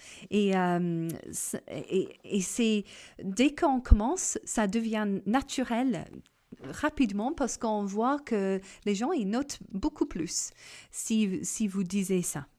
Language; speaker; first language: French; non-native, fluent; English